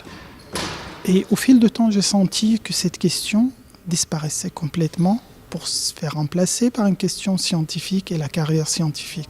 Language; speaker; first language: French; non-native, fluent; Arabic